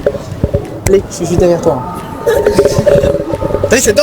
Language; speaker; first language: French; native; French